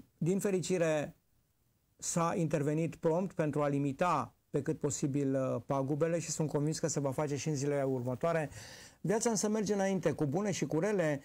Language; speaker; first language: Romanian; native; Romanian